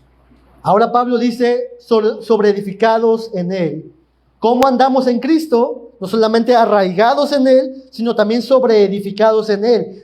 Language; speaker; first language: Spanish; native; Spanish